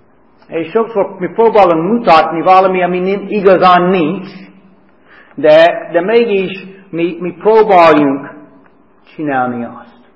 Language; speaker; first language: Hungarian; non-native, fluent; English